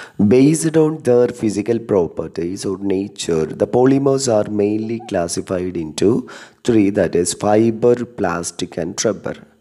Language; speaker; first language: English; non-native, local second language; Malayalam